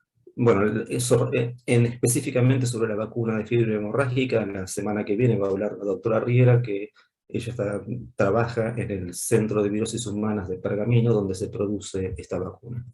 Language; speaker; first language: Spanish; native; Spanish